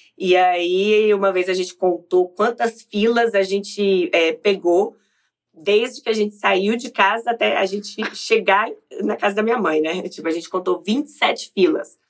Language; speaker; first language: Portuguese; native; Portuguese